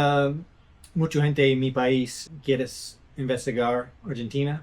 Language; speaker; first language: Spanish; non-native, learner; English